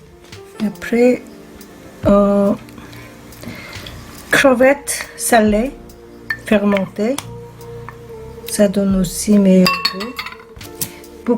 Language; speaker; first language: French; non-native, fluent; Korean